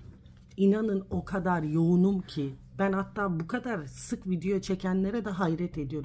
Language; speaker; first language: Turkish; early bilingual, heritage; Turkish